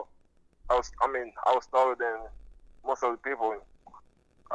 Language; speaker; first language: English; non-native, local second language; French